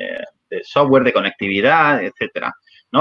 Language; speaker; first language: Spanish; native; Spanish